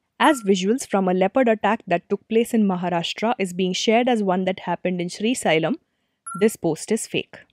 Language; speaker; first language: English; non-native, local second language; Telugu